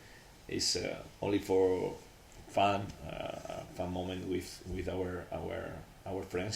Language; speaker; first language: English; non-native, learner; Spanish